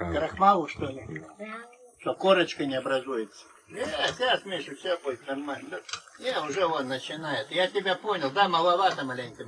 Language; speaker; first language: Russian; native; Russian